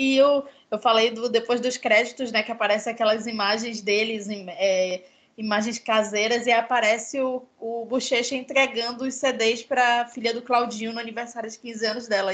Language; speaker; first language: Portuguese; native; Portuguese